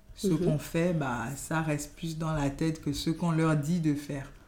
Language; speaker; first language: French; non-native, local second language; Yoruba